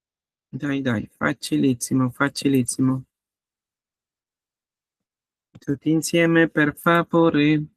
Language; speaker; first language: Italian; non-native, learner; Spanish